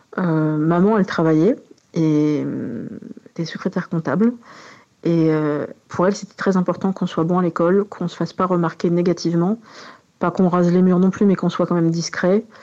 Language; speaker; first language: French; native; French